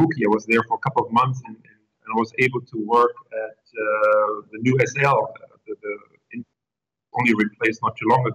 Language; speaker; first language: English; non-native, fluent; German